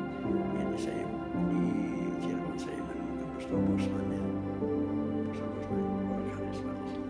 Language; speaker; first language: Indonesian; non-native, fluent; Dutch